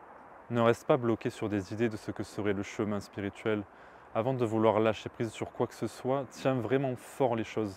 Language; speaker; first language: French; native; French